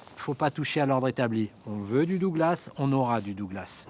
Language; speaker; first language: French; native; French